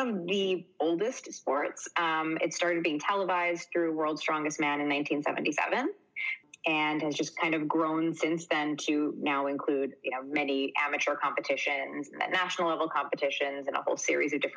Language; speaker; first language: English; native; English